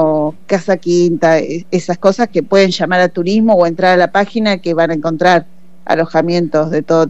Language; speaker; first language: Spanish; native; Spanish